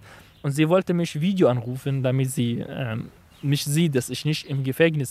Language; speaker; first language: German; non-native, learner; Arabic